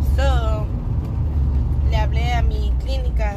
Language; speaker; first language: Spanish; early bilingual, other home language; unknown